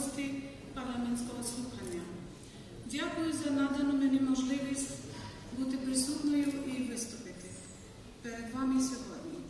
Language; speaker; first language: Ukrainian; non-native, fluent; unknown